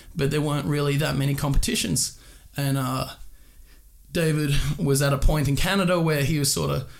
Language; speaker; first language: English; native; English